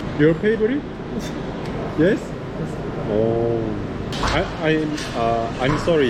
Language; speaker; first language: English; non-native, fluent; Finnish